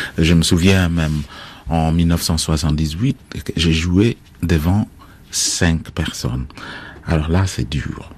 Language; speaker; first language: French; non-native, fluent; Acoli